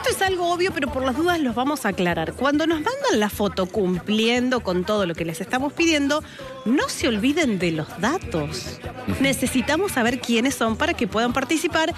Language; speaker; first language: Spanish; native; Spanish